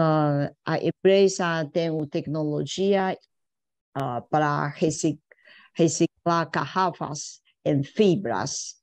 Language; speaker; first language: Portuguese; non-native, fluent; Chinese